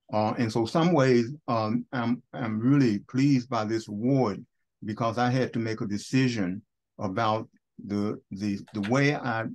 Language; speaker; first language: English; native; English